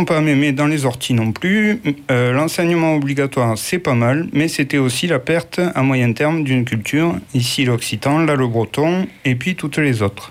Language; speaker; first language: French; native; French